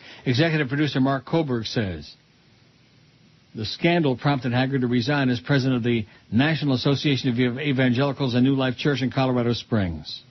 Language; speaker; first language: English; native; English